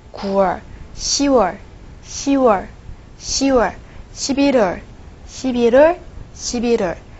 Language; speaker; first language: Korean; non-native, fluent; Chinese